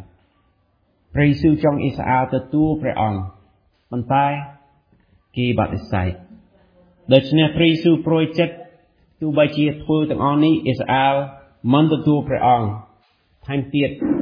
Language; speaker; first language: Khmer; non-native, fluent; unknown